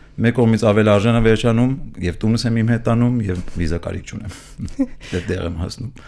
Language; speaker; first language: Armenian; early bilingual, heritage; Armenian